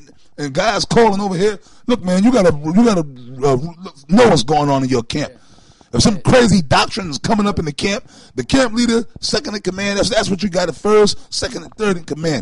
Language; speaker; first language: English; native; English